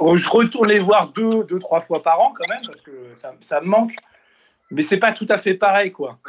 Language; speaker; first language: French; native; French